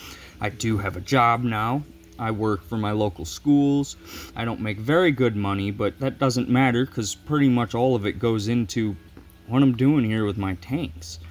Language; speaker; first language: English; native; English